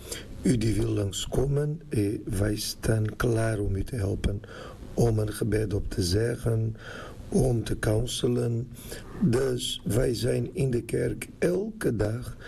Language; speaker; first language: Dutch; non-native, fluent; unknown